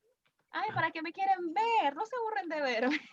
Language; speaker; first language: Spanish; native; Spanish